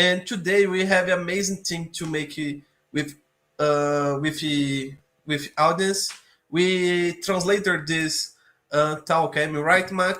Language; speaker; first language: English; non-native, learner; Portuguese